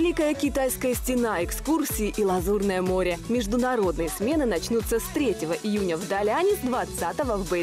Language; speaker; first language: Russian; native; Russian